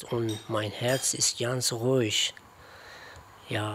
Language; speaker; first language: German; non-native, learner; Persian